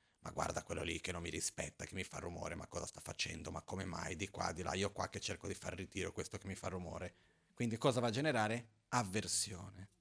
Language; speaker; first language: Italian; non-native, fluent; Portuguese